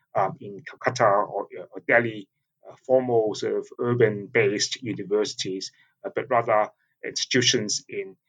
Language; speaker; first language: English; non-native, local second language; Cantonese